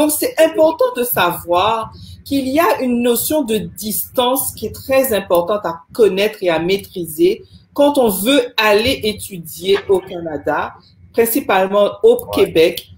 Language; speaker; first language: French; native; French